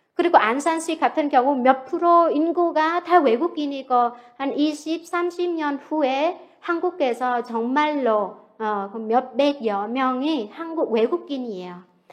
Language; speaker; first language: Korean; non-native, fluent; Vietnamese